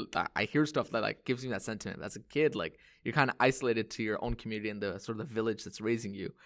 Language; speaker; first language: English; early bilingual, other home language; Hindi